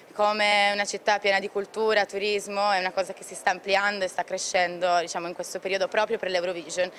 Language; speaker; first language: Italian; native; Italian